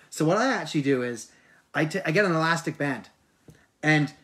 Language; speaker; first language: English; native; English